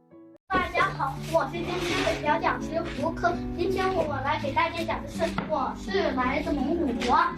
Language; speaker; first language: Chinese; early bilingual, other home language; Mongolian